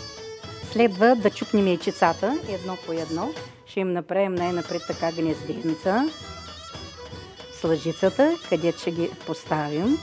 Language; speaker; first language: Bulgarian; native; Bulgarian